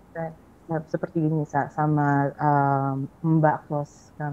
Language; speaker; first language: Indonesian; non-native, fluent; Filipino